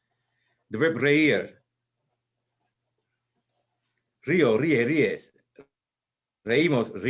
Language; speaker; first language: Spanish; non-native, fluent; English